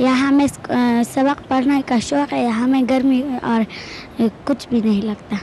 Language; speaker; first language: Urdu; non-native, local second language; Pashto